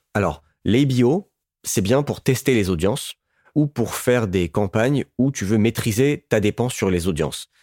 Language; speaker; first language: French; native; French